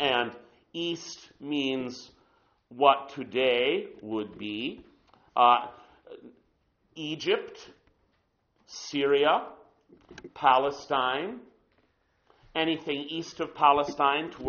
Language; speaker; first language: English; native; English